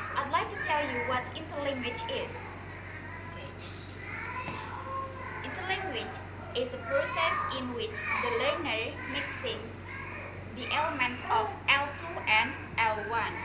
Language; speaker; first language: English; non-native, learner; Indonesian